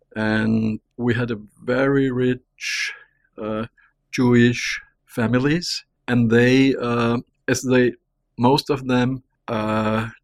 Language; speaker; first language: English; non-native, fluent; German